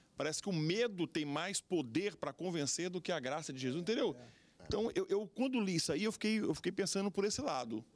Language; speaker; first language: Portuguese; native; Portuguese